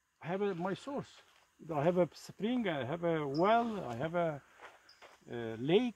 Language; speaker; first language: English; non-native, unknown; Kurdish